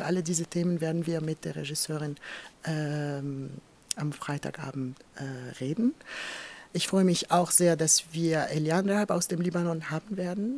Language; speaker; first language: German; non-native, fluent; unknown